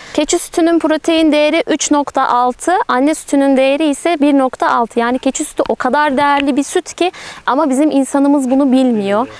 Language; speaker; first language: Turkish; native; Turkish